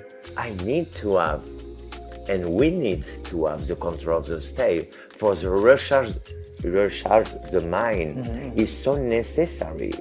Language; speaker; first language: English; non-native, learner; French